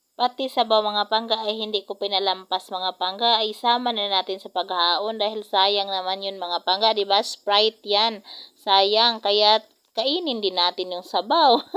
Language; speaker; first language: Filipino; non-native, local second language; Hiligaynon